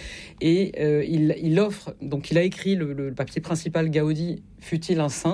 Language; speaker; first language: French; native; French